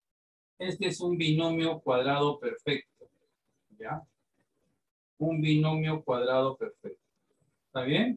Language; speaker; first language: Spanish; native; Spanish